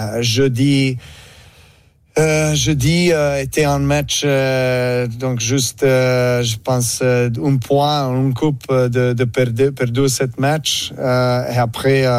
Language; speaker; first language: French; non-native, learner; Serbian